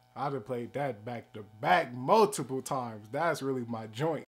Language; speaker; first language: English; native; English